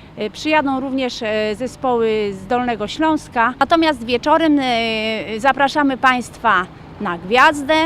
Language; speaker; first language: Polish; native; Polish